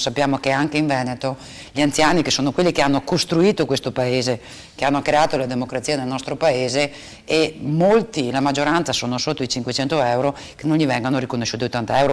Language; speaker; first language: Italian; native; Italian